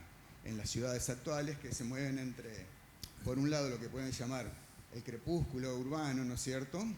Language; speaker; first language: Spanish; native; Spanish